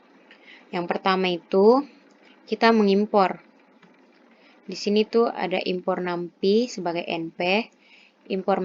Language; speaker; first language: Indonesian; native; Indonesian